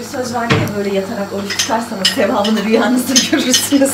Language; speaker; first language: Turkish; native; Turkish